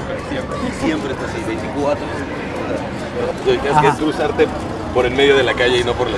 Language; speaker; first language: Spanish; native; Spanish